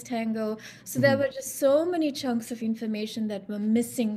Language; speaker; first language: English; non-native, local second language; Sinhala